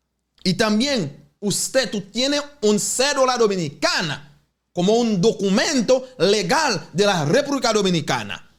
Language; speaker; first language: Spanish; non-native, learner; Haitian Creole